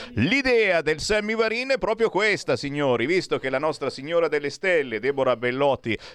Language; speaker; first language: Italian; native; Italian